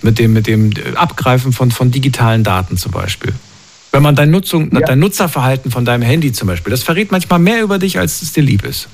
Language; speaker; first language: German; native; German